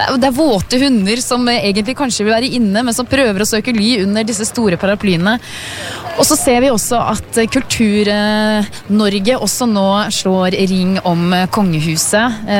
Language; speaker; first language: Norwegian; native; Norwegian